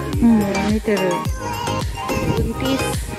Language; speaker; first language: Japanese; non-native, learner; Filipino